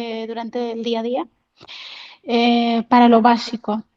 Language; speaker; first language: Spanish; non-native, fluent; Arabic